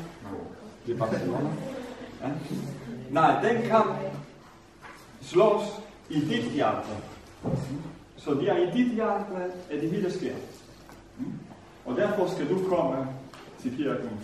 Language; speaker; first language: Danish; non-native, fluent; Vietnamese